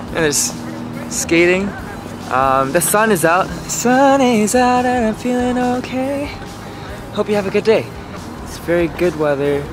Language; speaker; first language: English; early bilingual, other home language; Korean